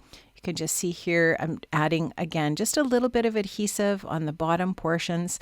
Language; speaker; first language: English; native; English